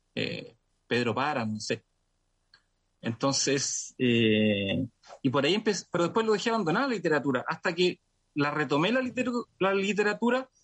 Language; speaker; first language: Spanish; native; Spanish